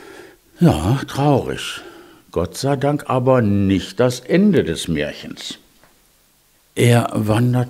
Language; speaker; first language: German; native; German